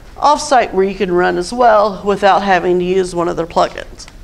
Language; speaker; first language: English; native; English